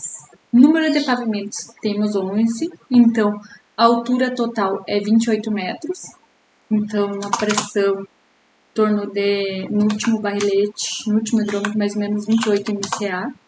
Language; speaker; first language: Portuguese; native; Portuguese